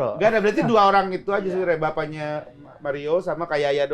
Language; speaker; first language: Indonesian; native; Indonesian